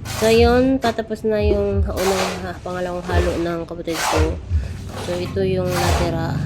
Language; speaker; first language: Filipino; non-native, local second language; Cebuano